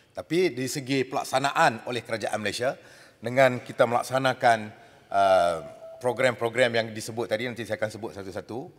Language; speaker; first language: Malay; native; Malay